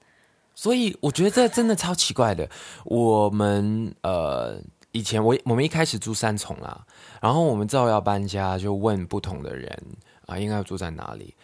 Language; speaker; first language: Chinese; non-native, local second language; Cantonese